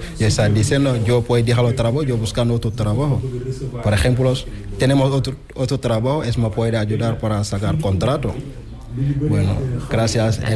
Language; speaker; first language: Spanish; non-native, learner; Wolof